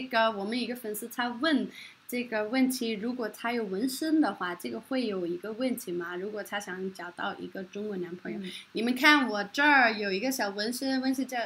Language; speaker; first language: Chinese; non-native, fluent; Norwegian